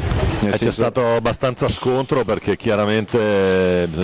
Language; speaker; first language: Italian; native; Italian